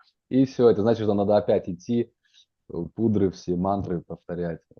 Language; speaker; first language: Russian; native; Russian